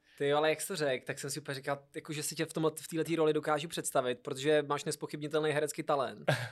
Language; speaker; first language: Czech; native; Czech